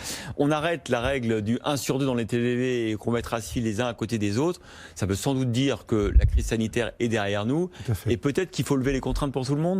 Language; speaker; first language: French; native; French